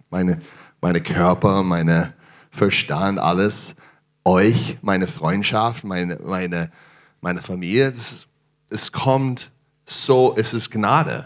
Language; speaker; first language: German; non-native, fluent; English